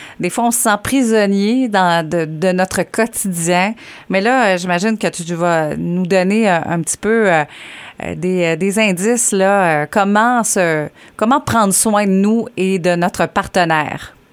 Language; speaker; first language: French; native; French